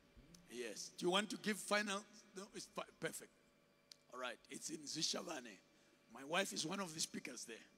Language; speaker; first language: English; non-native, local second language; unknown